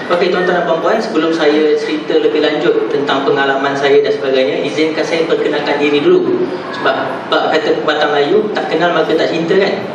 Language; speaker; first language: Malay; non-native, local second language; Tamil